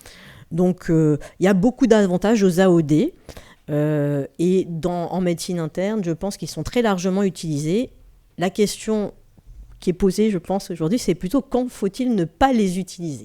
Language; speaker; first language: French; native; French